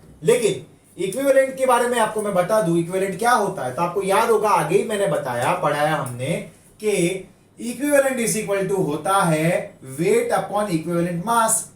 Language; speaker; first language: Hindi; non-native, local second language; Gujarati